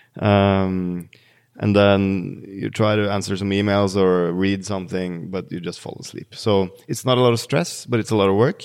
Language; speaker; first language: English; non-native, fluent; Norwegian